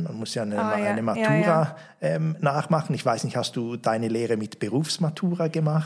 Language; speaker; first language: German; native; German